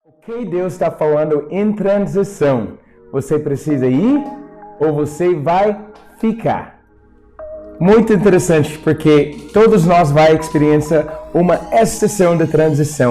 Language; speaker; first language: Portuguese; non-native, fluent; English